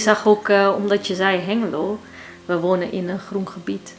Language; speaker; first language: Dutch; early bilingual, heritage; Turkish